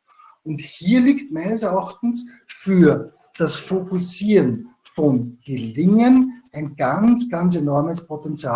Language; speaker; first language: German; native; German